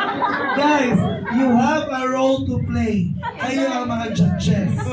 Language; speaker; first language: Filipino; non-native, local second language; Cebuano